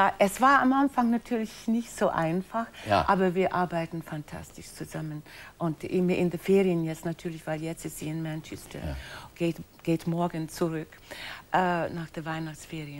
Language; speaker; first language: German; non-native, fluent; English